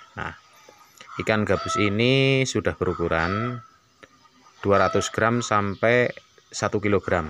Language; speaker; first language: Indonesian; non-native, local second language; Javanese